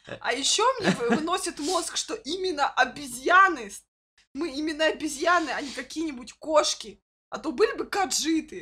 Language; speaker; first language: Russian; native; Russian